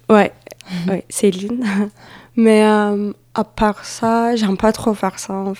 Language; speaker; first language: French; non-native, fluent; Turkish